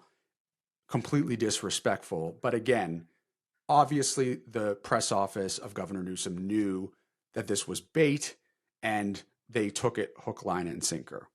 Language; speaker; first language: English; native; English